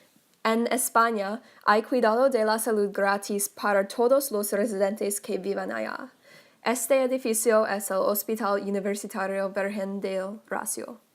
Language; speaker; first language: Spanish; non-native, learner; English